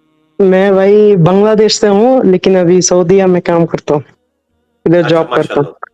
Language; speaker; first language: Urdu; non-native, learner; Bangla